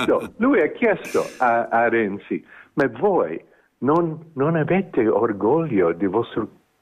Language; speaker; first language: Italian; non-native, fluent; English